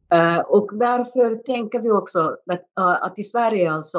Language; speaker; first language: Swedish; non-native, fluent; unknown